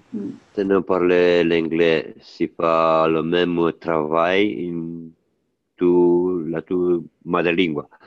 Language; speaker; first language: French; non-native, learner; Italian